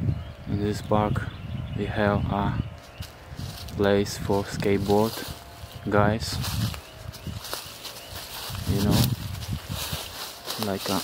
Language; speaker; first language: English; non-native, learner; Russian